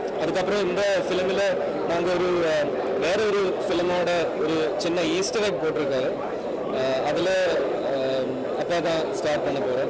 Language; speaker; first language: Tamil; non-native, learner; Malayalam